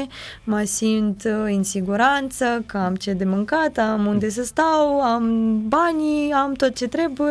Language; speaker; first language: Romanian; non-native, fluent; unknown